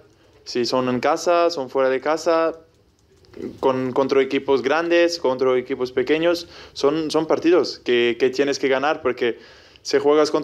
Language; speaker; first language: Spanish; non-native, fluent; German